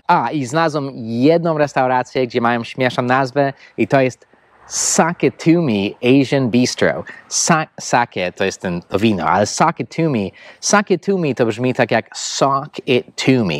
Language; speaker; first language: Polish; non-native, fluent; English